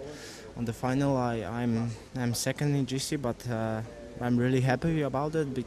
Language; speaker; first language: English; non-native, fluent; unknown